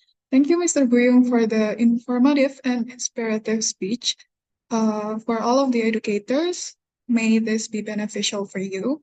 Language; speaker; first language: English; non-native, fluent; Indonesian